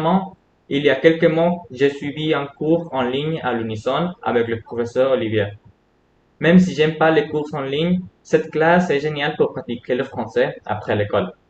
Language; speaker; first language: French; non-native, fluent; Spanish